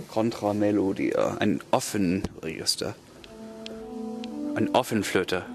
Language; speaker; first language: German; non-native, learner; English